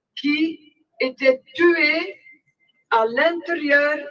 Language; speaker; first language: French; non-native, local second language; Dutch